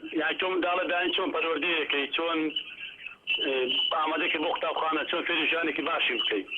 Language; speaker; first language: Central Kurdish; native; Central Kurdish